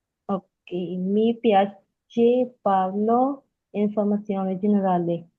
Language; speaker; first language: Italian; non-native, learner; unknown